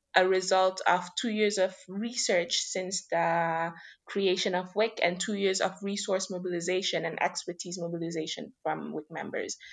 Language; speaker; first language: English; non-native, fluent; French